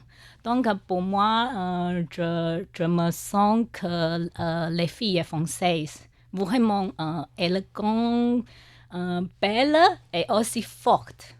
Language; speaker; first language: French; non-native, learner; Chinese